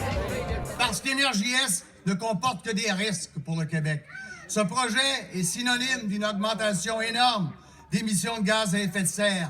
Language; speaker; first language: French; native; French